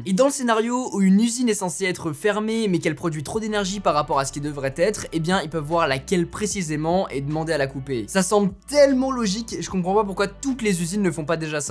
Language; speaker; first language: French; native; French